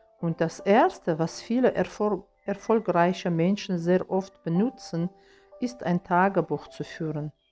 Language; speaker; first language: German; non-native, fluent; Russian